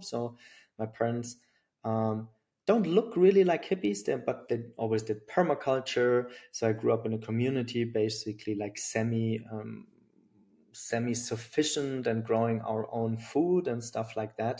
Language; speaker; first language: English; non-native, fluent; German